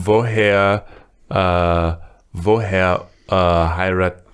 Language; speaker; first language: German; non-native, learner; English